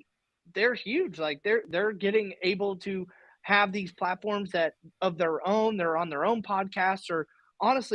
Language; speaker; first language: English; native; English